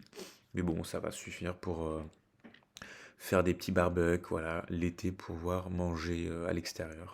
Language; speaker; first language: French; native; French